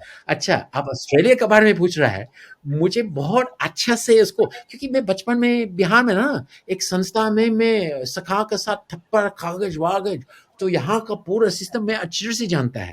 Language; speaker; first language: Hindi; non-native, fluent; English